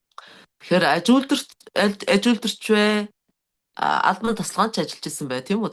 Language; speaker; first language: Mongolian; native; Mongolian